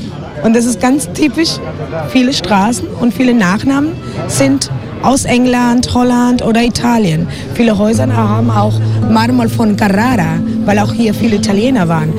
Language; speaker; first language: German; non-native, fluent; Spanish